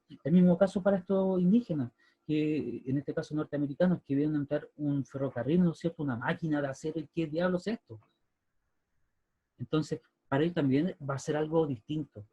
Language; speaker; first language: Spanish; native; Spanish